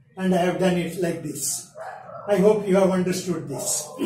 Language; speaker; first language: English; non-native, local second language; Kannada